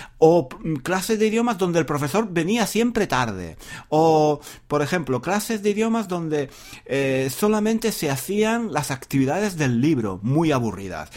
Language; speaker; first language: Spanish; native; Spanish